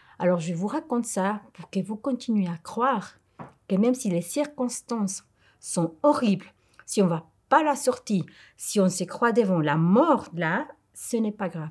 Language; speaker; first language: French; non-native, fluent; Spanish